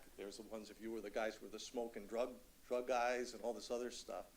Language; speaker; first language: English; native; English